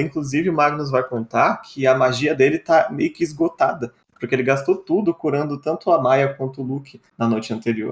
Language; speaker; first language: Portuguese; native; Portuguese